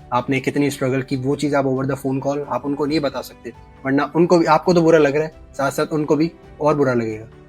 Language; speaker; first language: Urdu; native; Urdu